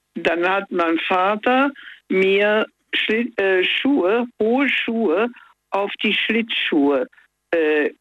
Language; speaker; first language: German; native; German